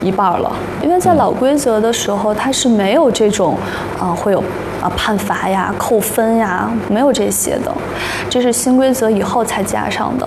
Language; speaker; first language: Chinese; native; Chinese